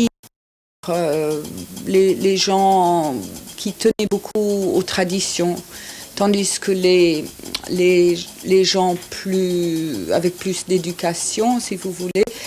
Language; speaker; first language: French; non-native, fluent; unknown